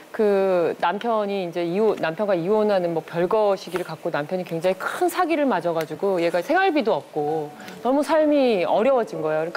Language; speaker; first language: Korean; native; Korean